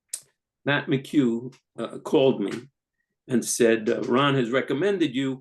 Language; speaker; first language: English; native; English